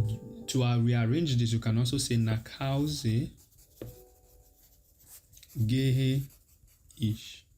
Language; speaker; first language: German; non-native, learner; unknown